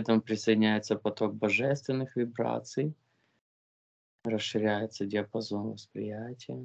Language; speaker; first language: Russian; native; Russian